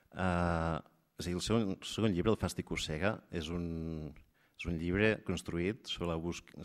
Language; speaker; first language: Catalan; native; Catalan